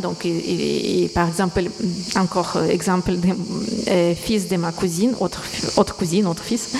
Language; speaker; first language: French; non-native, fluent; Ukrainian